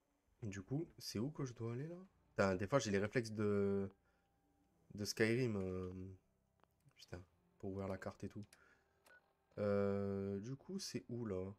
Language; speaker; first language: French; native; French